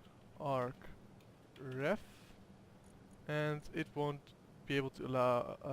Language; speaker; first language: English; non-native, fluent; Dutch